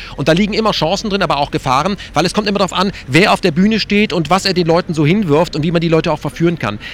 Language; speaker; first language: German; native; German